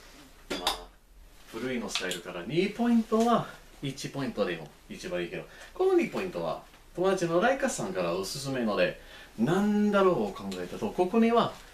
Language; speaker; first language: Japanese; non-native, learner; English